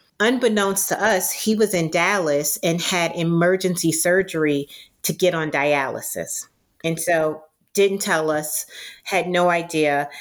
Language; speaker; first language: English; native; English